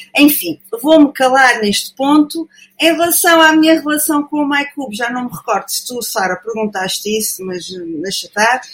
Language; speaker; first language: Portuguese; native; Portuguese